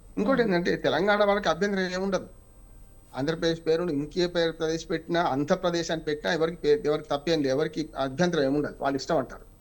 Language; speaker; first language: Telugu; native; Telugu